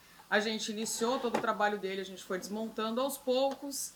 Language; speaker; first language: Portuguese; native; Portuguese